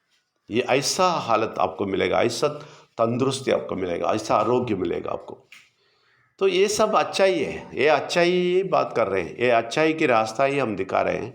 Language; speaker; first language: Hindi; non-native, local second language; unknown